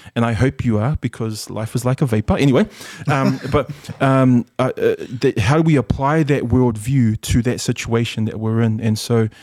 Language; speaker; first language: English; early bilingual, other home language; Samoan